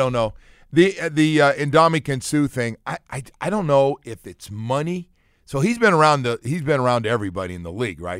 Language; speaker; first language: English; native; English